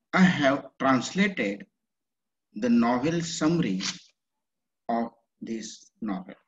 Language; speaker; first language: English; non-native, local second language; Marathi